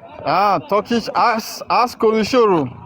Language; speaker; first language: Turkish; non-native, learner; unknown